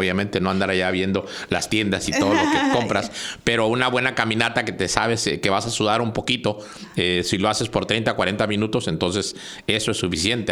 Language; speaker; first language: Spanish; native; Spanish